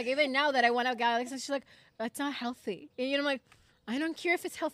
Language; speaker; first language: English; non-native, fluent; Spanish